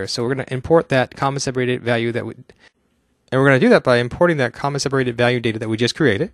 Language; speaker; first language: English; native; English